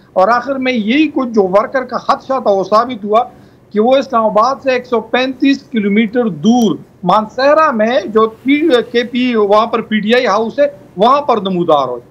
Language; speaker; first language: Urdu; non-native, local second language; Pashto